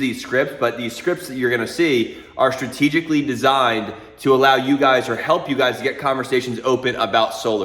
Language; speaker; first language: English; native; English